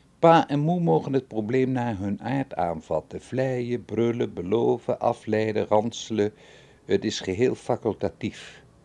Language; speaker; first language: Dutch; native; Dutch